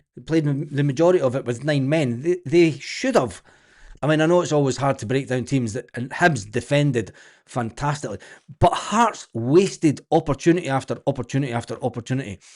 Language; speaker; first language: English; native; English